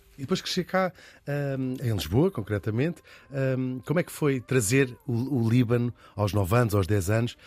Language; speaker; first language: Portuguese; native; Portuguese